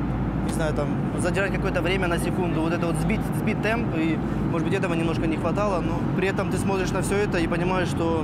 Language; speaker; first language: Russian; native; Russian